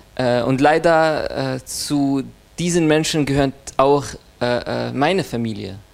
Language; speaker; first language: German; non-native, fluent; Arabic